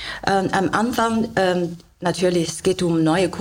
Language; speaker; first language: German; non-native, learner; Chinese